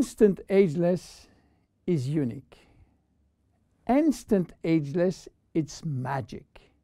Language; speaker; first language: English; non-native, fluent; French